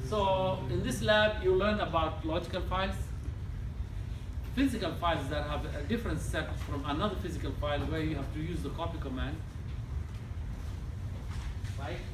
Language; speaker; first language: English; non-native, fluent; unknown